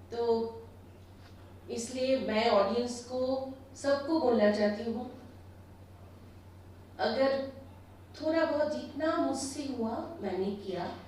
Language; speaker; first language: Hindi; non-native, local second language; Bangla